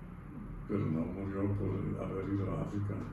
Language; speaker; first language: Spanish; non-native, fluent; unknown